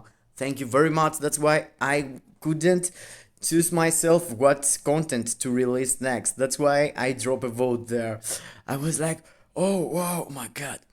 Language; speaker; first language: English; non-native, fluent; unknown